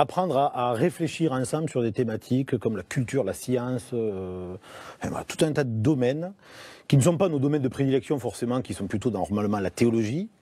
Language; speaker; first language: French; native; French